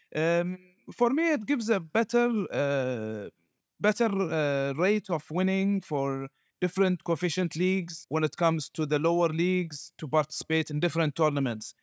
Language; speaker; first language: English; non-native, fluent; Arabic